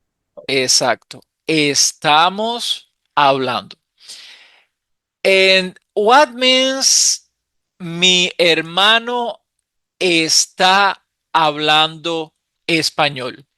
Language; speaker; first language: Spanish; non-native, fluent; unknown